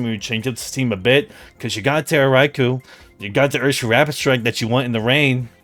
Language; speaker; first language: English; native; English